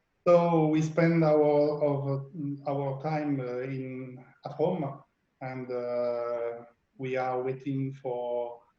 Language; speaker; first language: English; non-native, learner; French